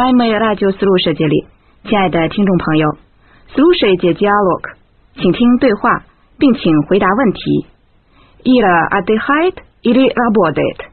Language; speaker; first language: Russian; non-native, fluent; Chinese